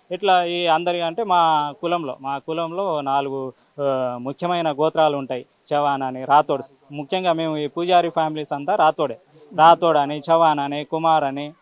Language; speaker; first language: Telugu; non-native, local second language; Lambadi